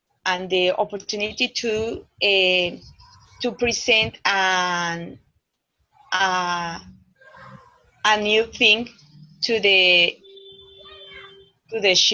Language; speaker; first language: English; non-native, learner; Spanish